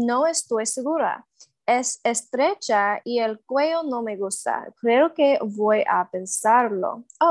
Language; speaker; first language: Spanish; non-native, learner; English